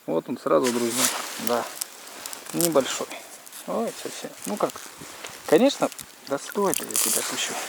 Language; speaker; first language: Russian; native; Russian